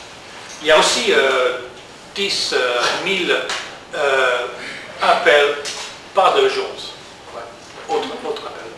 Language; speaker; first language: French; non-native, learner; English